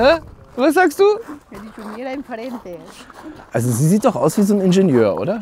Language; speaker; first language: German; native; German